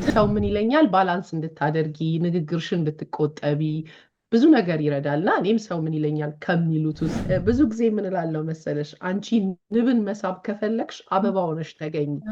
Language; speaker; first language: Amharic; native; Amharic